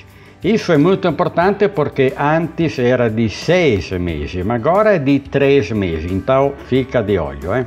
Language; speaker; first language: Portuguese; non-native, learner; Italian